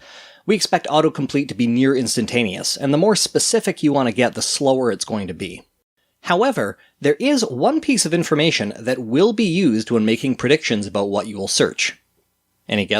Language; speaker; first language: English; native; English